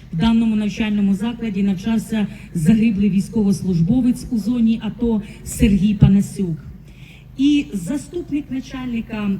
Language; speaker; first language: Ukrainian; native; Ukrainian